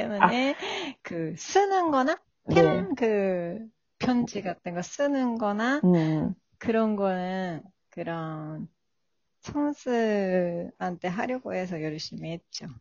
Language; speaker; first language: Korean; non-native, fluent; Japanese